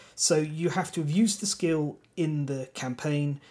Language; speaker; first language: English; non-native, local second language; Welsh